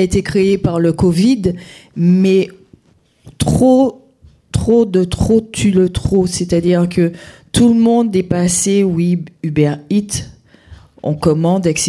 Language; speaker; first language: French; native; French